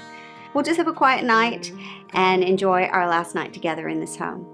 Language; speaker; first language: English; native; English